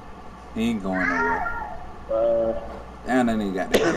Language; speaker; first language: English; native; English